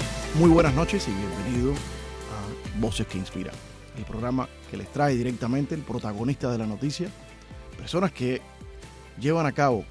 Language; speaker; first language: Spanish; native; Spanish